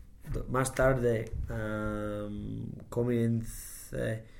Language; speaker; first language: Spanish; non-native, learner; English